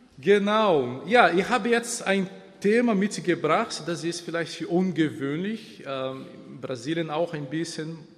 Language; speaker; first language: German; non-native, fluent; Portuguese